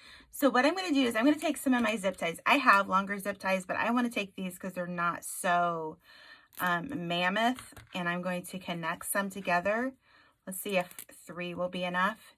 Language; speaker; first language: English; native; English